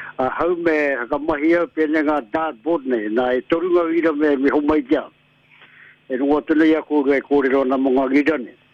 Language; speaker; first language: Māori; native; Māori